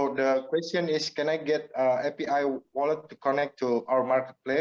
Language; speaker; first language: English; non-native, learner; Indonesian